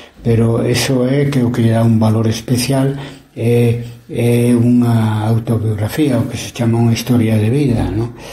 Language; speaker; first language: Galician; non-native, local second language; Spanish